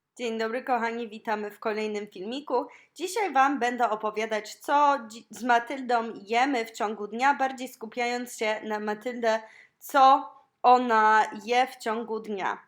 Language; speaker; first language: Polish; native; Polish